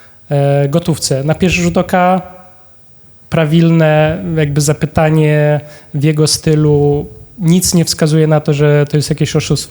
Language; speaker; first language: Polish; native; Polish